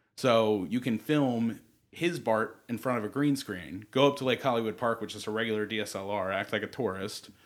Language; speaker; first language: English; native; English